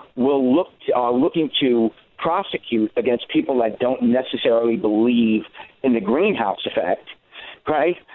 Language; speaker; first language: English; native; English